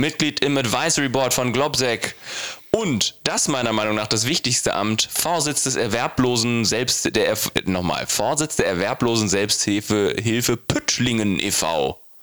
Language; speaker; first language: German; native; German